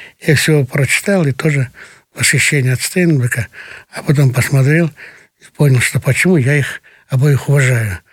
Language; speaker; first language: Russian; non-native, local second language; Kyrgyz